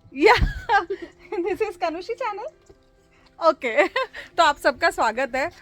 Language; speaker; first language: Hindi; native; Hindi